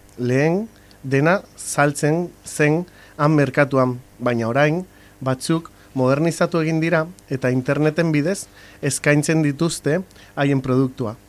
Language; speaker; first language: Basque; non-native, local second language; Spanish